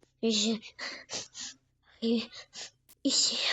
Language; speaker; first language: French; native; French